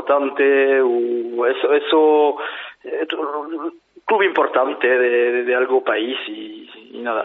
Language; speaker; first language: Spanish; non-native, fluent; French